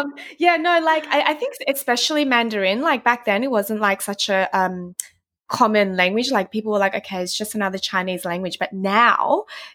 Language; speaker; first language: English; non-native, local second language; Vietnamese